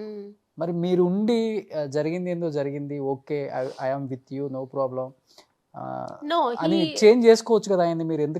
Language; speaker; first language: Telugu; native; Telugu